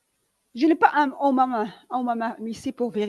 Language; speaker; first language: French; non-native, local second language; Arabic